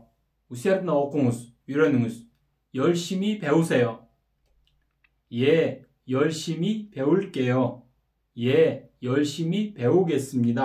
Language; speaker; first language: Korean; non-native, fluent; Kyrgyz